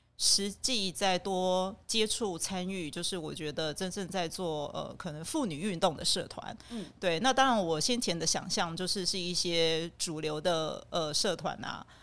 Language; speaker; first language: Chinese; native; Chinese